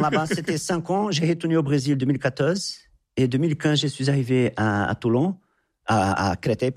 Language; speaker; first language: French; non-native, fluent; Portuguese